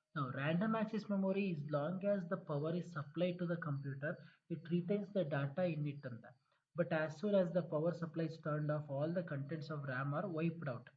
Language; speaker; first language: English; non-native, local second language; Kannada